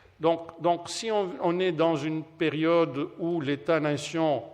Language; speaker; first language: French; non-native, fluent; Greek